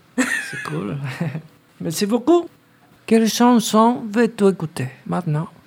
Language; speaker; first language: French; non-native, learner; Spanish